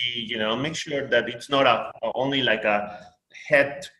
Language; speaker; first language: English; non-native, fluent; Spanish